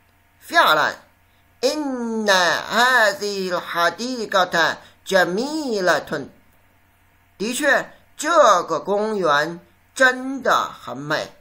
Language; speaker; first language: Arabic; non-native, fluent; Chinese